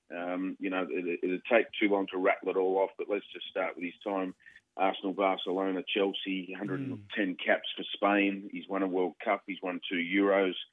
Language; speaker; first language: English; native; English